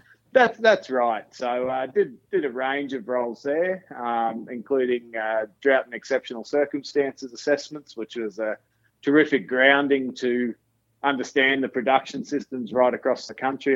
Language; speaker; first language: English; native; English